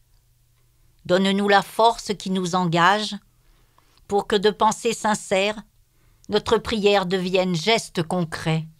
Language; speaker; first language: French; native; French